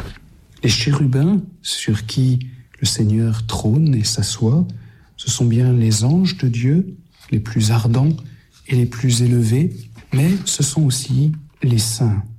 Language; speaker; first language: French; native; French